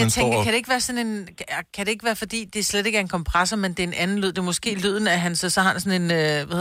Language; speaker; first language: Danish; native; Danish